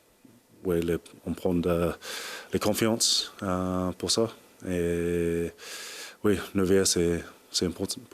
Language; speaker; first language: French; non-native, learner; English